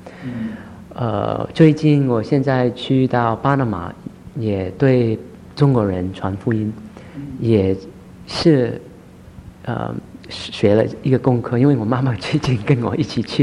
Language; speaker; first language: Chinese; early bilingual, heritage; Chinese